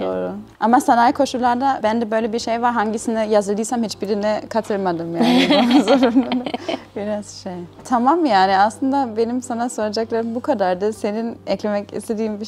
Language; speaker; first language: Turkish; non-native, fluent; German